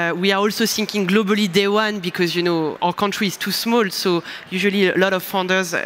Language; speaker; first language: English; non-native, fluent; French